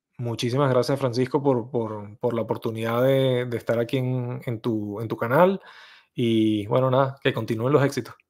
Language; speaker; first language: Spanish; native; Spanish